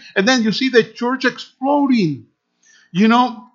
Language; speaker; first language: English; non-native, fluent; Spanish